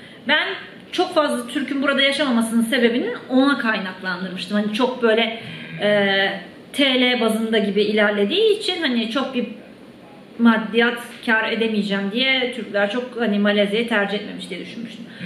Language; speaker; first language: Turkish; native; Turkish